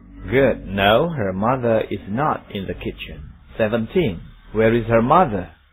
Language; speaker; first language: English; non-native, fluent; Indonesian